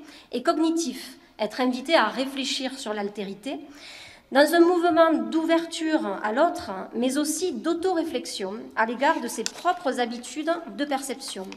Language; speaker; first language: French; native; French